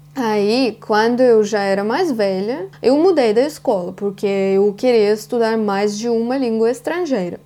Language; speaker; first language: Portuguese; non-native, fluent; Russian